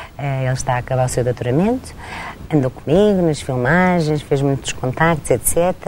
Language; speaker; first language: Portuguese; native; Portuguese